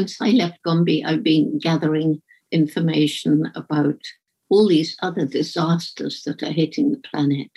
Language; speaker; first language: English; native; English